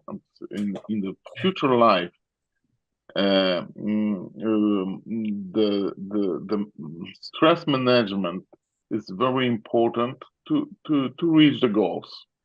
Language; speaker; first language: English; non-native, fluent; Polish